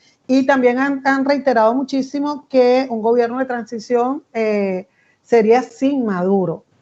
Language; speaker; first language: Spanish; native; Spanish